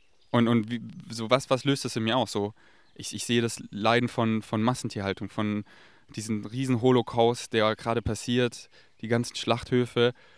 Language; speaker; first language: German; native; German